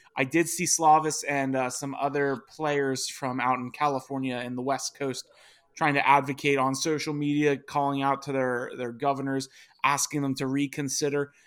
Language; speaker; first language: English; native; English